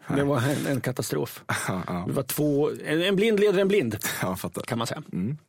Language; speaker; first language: Swedish; native; Swedish